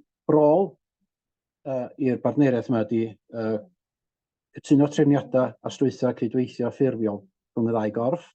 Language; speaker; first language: Welsh; native; Welsh